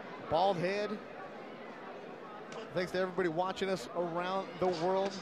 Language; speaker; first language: English; early bilingual, other home language; Spanish